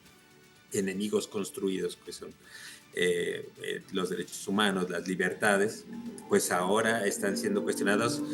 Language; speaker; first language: Spanish; native; Spanish